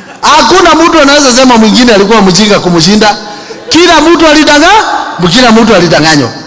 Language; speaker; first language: Swahili; non-native, local second language; Kikuyu